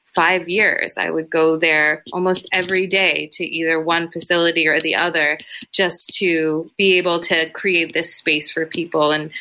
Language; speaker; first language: English; native; English